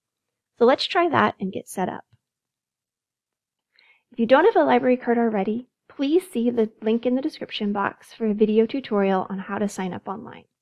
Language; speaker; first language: English; native; English